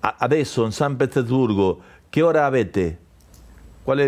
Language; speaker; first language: Italian; non-native, learner; Spanish